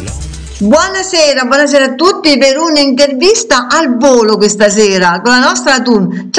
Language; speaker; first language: Italian; native; Italian